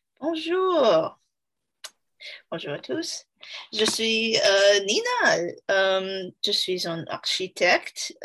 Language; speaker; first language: French; non-native, learner; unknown